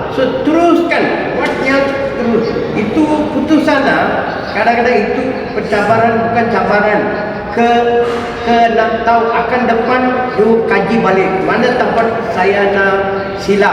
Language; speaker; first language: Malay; non-native, local second language; Tamil